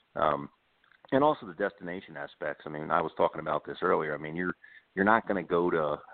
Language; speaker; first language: English; native; English